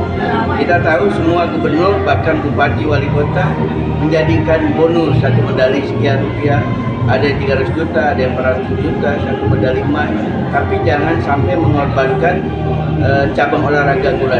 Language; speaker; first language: Indonesian; native; Indonesian